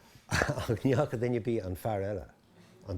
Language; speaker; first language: Irish; non-native, local second language; English